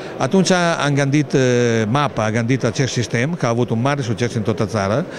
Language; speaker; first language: Romanian; non-native, fluent; Italian